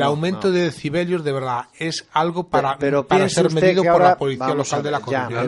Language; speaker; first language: Spanish; native; Spanish